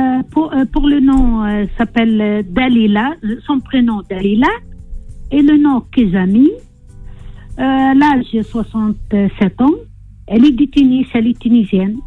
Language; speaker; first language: French; non-native, learner; Arabic